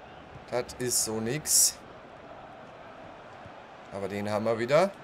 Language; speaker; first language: German; native; German